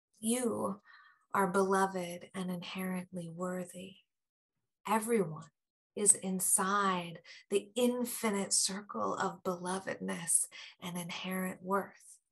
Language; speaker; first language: English; native; English